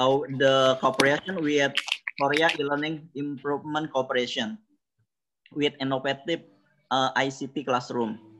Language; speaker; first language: English; non-native, learner; Indonesian